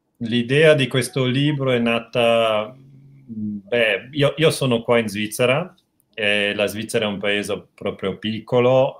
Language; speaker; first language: Italian; non-native, local second language; German